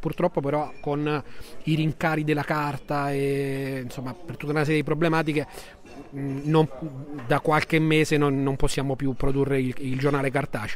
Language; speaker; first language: Italian; native; Italian